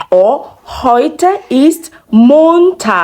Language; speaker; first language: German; non-native, fluent; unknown